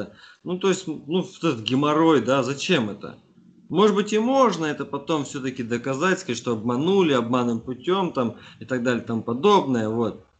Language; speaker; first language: Russian; native; Russian